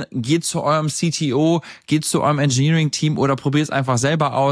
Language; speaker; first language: German; native; German